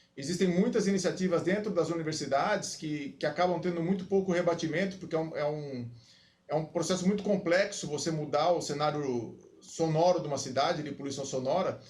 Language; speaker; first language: Portuguese; native; Portuguese